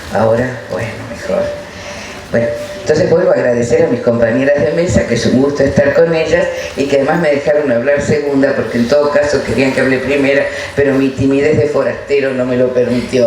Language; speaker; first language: Spanish; native; Spanish